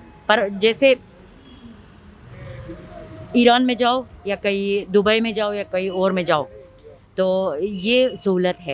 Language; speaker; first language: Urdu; non-native, learner; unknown